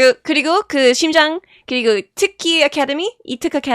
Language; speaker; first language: Korean; non-native, fluent; English